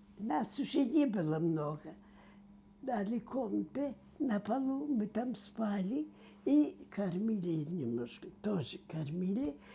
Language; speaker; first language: Russian; non-native, local second language; Yiddish